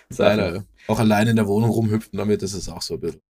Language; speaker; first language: German; non-native, fluent; Danish